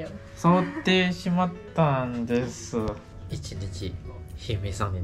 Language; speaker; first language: Japanese; non-native, learner; Indonesian